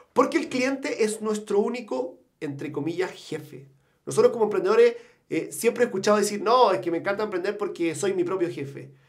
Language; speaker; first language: Spanish; native; Spanish